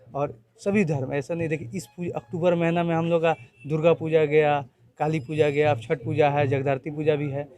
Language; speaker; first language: Hindi; native; Hindi